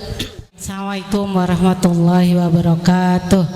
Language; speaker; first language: Indonesian; native; Indonesian